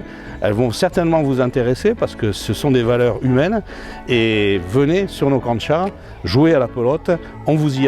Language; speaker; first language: French; native; French